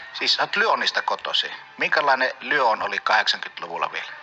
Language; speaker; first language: Finnish; native; Finnish